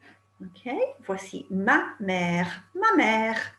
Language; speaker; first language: French; non-native, fluent; English